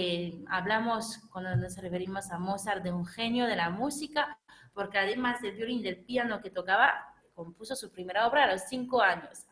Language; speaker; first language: Spanish; non-native, fluent; French